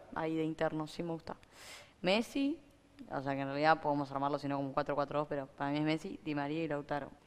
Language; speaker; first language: Spanish; native; Spanish